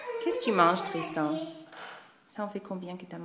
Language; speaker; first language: French; non-native, fluent; English